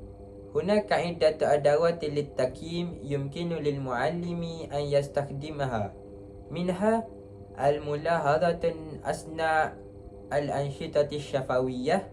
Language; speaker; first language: Arabic; non-native, learner; Malay